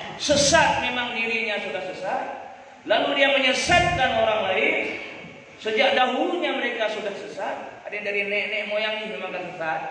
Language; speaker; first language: Malay; non-native, local second language; Achinese